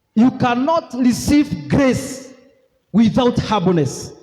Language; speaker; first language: English; non-native, local second language; Swahili